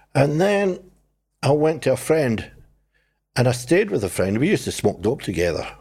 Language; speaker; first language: English; native; English